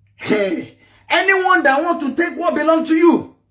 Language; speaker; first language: English; non-native, local second language; Yoruba